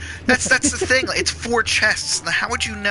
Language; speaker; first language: English; native; English